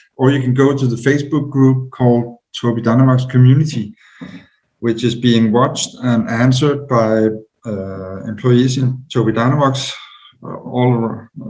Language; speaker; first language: English; non-native, fluent; Danish